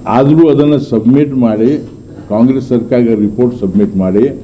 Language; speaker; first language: Kannada; non-native, local second language; Lambadi